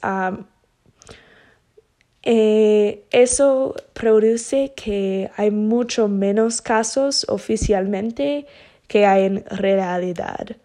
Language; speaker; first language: Spanish; non-native, learner; English